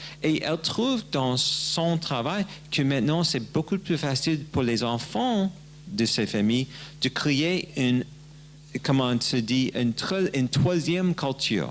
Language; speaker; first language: French; non-native, learner; English